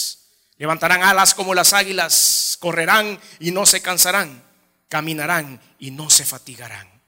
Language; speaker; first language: Spanish; native; Spanish